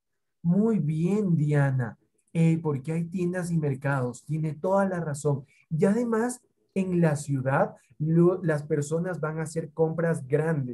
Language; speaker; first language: Spanish; native; Spanish